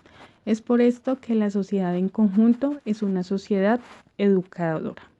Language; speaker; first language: Spanish; native; Spanish